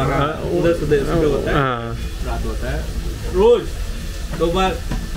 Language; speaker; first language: Hindi; non-native, local second language; Tamil